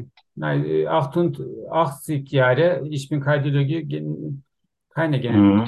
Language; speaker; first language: German; non-native, learner; Turkish